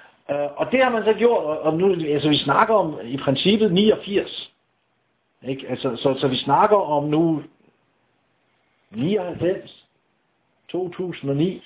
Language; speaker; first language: Danish; native; Danish